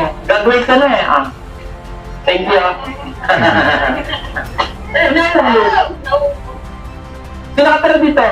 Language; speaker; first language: Filipino; non-native, local second language; Cebuano